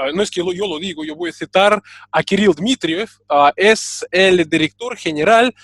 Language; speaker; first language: Spanish; non-native, fluent; Russian